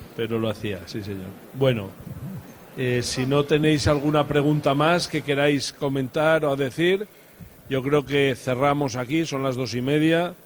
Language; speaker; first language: Spanish; native; Spanish